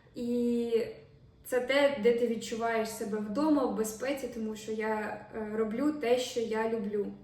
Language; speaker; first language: Ukrainian; non-native, local second language; Russian